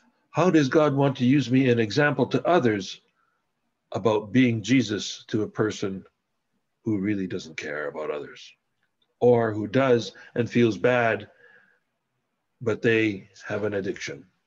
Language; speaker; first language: English; native; English